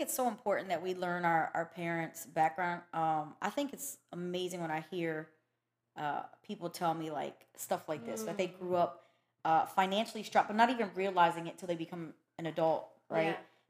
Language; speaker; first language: English; early bilingual, other home language; Spanish